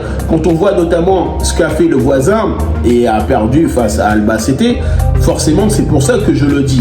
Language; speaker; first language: French; native; French